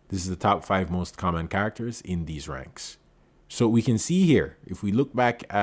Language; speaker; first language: English; native; English